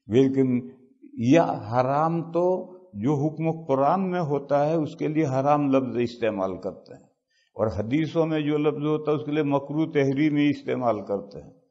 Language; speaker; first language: Urdu; non-native, local second language; Gujarati